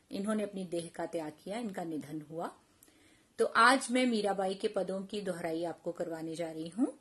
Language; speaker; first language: Hindi; non-native, local second language; Punjabi